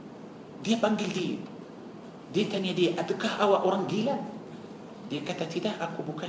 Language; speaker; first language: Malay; non-native, fluent; Arabic